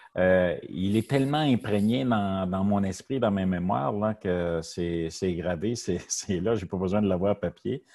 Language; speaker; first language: French; native; French